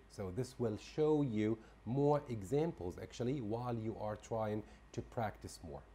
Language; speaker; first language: English; non-native, fluent; Arabic